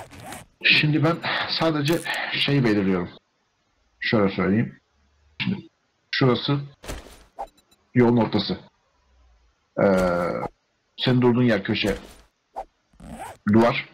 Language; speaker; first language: Turkish; native; Turkish